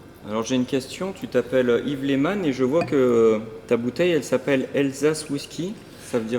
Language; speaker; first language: French; native; French